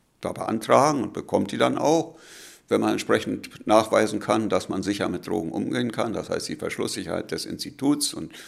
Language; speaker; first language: German; native; German